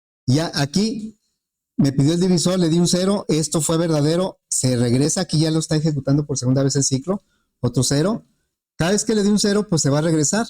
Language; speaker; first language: Spanish; native; Spanish